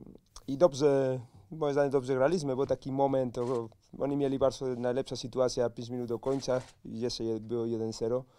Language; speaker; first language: Polish; non-native, learner; Spanish